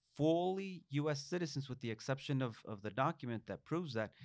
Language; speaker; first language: English; early bilingual, other home language; Spanish